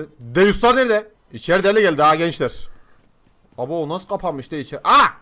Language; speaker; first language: Turkish; native; Turkish